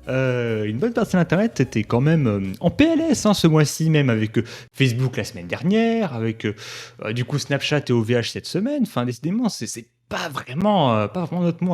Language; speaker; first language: French; native; French